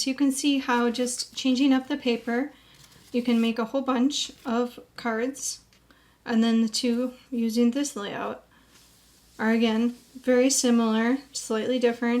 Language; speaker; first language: English; native; English